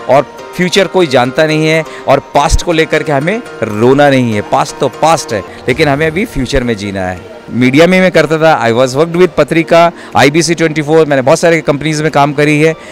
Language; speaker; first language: Hindi; native; Hindi